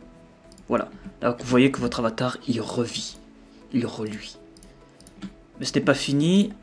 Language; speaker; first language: French; native; French